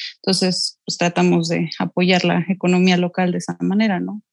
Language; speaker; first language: Spanish; native; Spanish